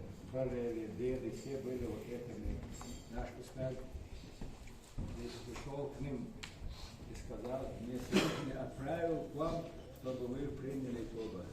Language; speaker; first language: Russian; non-native, local second language; Ingush